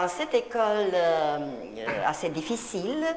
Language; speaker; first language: French; non-native, fluent; Romanian